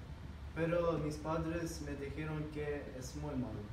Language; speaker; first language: Spanish; non-native, learner; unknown